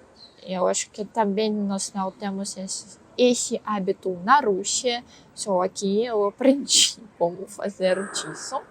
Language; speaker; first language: Portuguese; non-native, learner; Russian